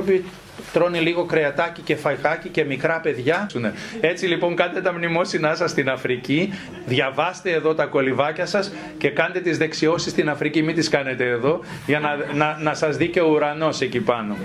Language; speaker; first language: Greek; native; Greek